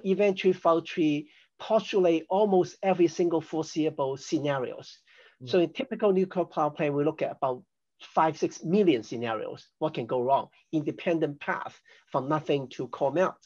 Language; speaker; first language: English; non-native, local second language; Cantonese